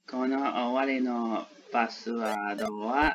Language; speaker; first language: Japanese; non-native, learner; English